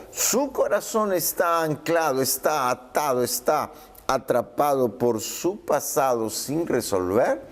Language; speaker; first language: Spanish; native; Spanish